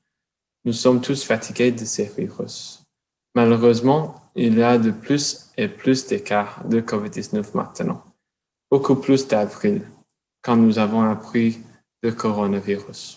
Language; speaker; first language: French; non-native, learner; English